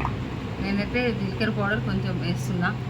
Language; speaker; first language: Telugu; native; Telugu